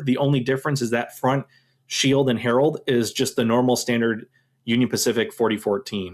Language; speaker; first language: English; native; English